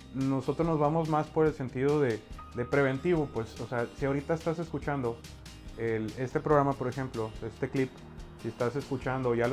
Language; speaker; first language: Spanish; native; Spanish